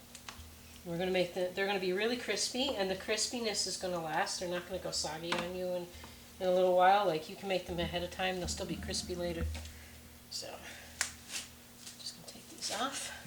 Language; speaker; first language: English; native; English